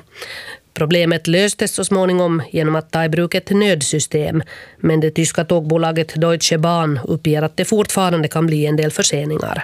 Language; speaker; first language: Swedish; native; Swedish